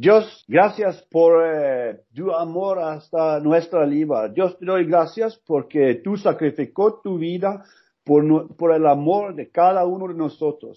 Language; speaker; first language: Spanish; non-native, learner; Norwegian